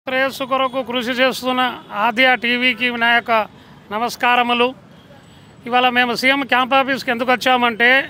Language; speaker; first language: Telugu; non-native, local second language; Lambadi